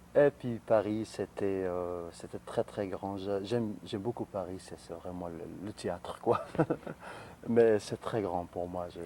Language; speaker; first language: French; non-native, local second language; Arabic